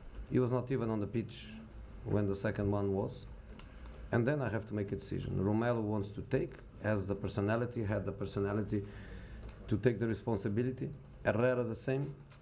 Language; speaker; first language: English; non-native, fluent; Portuguese